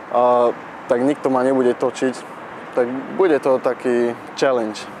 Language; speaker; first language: Slovak; early bilingual, heritage; Slovak